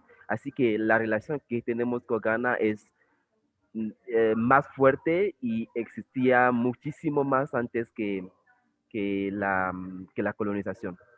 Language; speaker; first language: Spanish; non-native, fluent; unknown